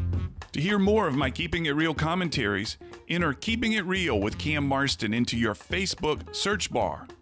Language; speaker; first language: English; native; English